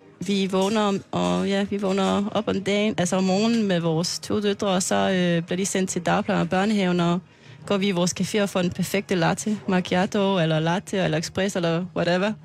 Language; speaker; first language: Danish; non-native, fluent; French